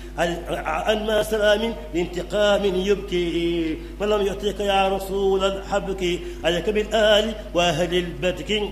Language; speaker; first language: Arabic; non-native, fluent; Wolof